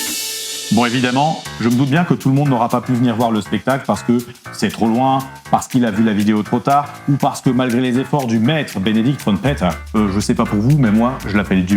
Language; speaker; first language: French; native; French